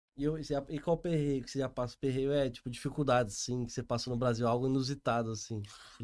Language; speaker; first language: Portuguese; non-native, local second language; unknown